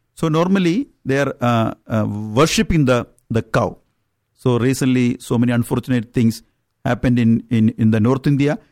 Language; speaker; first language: English; non-native, local second language; Malayalam